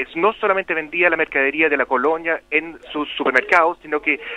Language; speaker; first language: Spanish; non-native, local second language; German